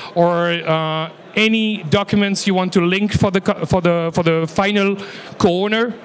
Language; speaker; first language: English; non-native, fluent; French